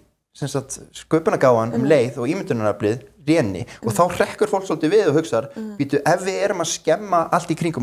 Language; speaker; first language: Icelandic; native; Icelandic